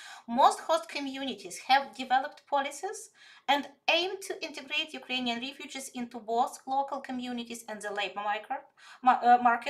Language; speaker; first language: English; non-native, fluent; Ukrainian